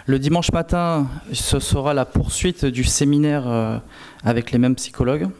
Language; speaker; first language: French; native; French